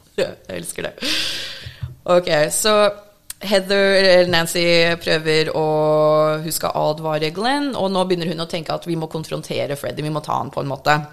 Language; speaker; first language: Norwegian; early bilingual, other home language; English